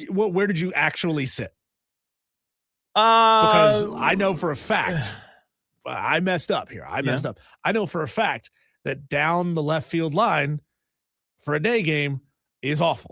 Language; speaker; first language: English; native; English